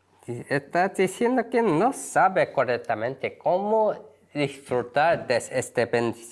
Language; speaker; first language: Spanish; non-native, learner; Korean